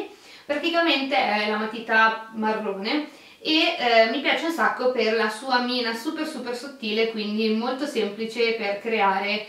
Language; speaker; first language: Italian; native; Italian